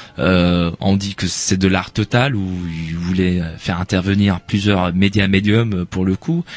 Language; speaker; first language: French; non-native, local second language; Arabic